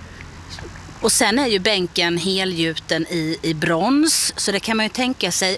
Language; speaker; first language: Swedish; native; Swedish